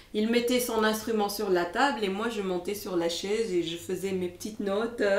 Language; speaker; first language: French; non-native, local second language; Arabic